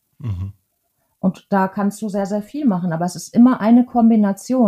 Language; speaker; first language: German; native; German